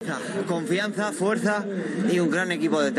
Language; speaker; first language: Spanish; native; Spanish